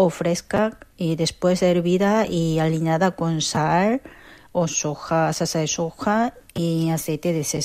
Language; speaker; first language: Spanish; non-native, fluent; Korean